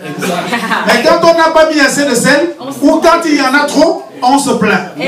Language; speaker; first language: French; non-native, local second language; Fang